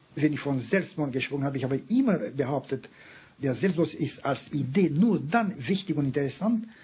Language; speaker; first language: German; non-native, fluent; Romanian